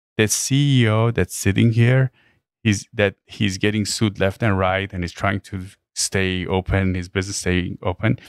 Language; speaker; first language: English; non-native, fluent; Persian